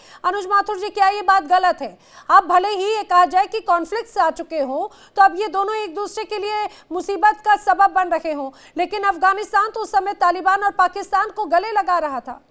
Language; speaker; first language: Hindi; native; Hindi